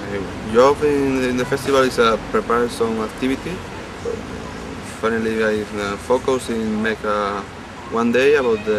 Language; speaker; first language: English; non-native, learner; Spanish